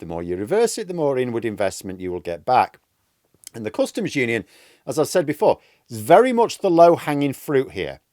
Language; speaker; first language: English; native; English